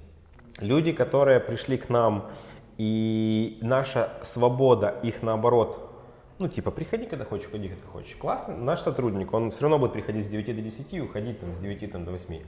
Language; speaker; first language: Russian; native; Russian